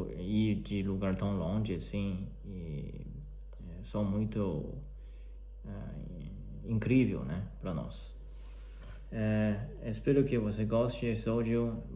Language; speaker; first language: Portuguese; non-native, learner; Chinese